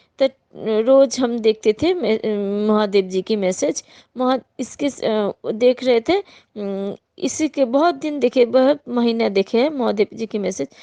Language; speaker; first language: Hindi; non-native, local second language; Bangla